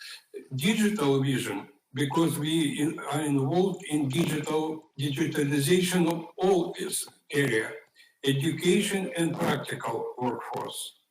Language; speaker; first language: English; non-native, fluent; Ukrainian